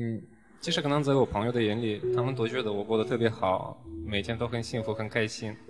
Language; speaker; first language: Chinese; non-native, fluent; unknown